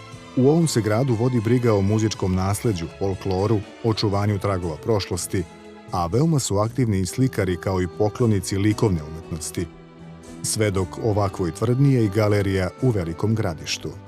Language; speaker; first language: Bosnian; native; Bosnian